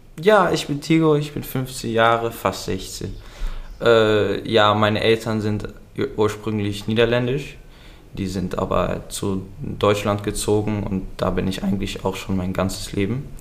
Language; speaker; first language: German; early bilingual, other home language; Dutch